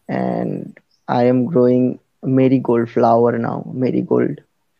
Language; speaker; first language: English; non-native, local second language; Hindi